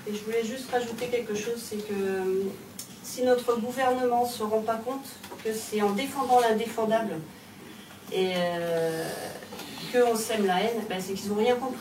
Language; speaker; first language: French; native; French